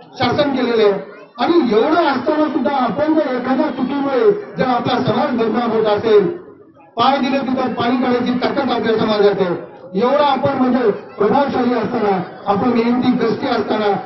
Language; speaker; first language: Marathi; non-native, local second language; Lambadi